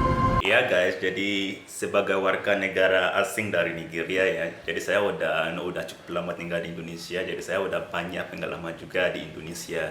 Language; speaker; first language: Indonesian; non-native, fluent; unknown